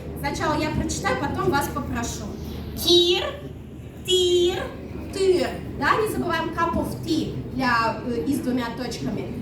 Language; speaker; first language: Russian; non-native, local second language; Udmurt